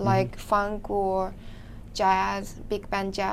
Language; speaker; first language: English; non-native, learner; Japanese